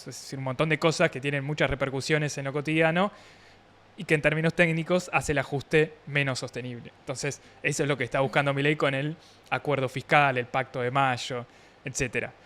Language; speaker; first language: Spanish; native; Spanish